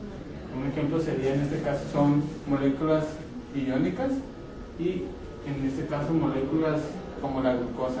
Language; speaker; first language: Spanish; native; Spanish